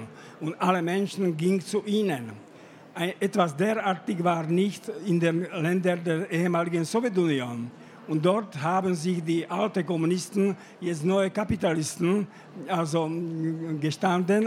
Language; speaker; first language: German; non-native, fluent; Slovak